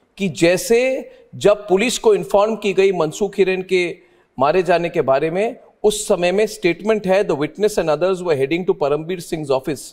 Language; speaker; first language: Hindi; native; Hindi